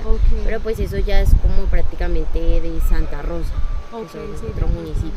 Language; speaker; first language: Spanish; native; Spanish